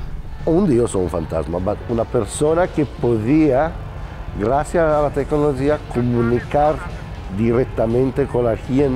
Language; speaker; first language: Spanish; non-native, learner; Italian